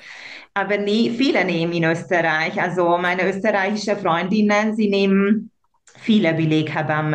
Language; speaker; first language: German; non-native, local second language; Hungarian